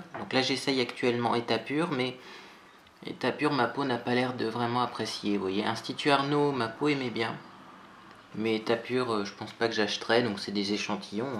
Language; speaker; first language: French; native; French